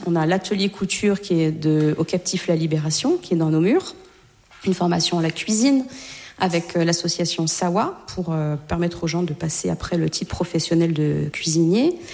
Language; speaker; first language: French; native; French